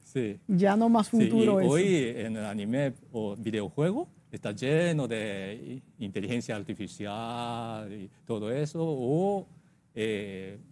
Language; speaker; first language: Spanish; non-native, fluent; Japanese